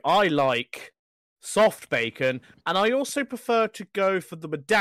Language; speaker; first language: English; native; English